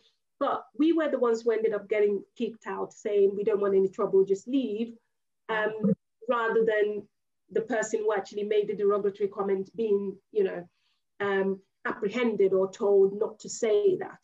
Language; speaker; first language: English; non-native, local second language; Yoruba